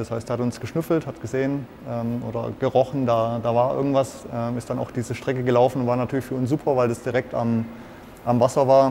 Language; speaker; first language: German; native; German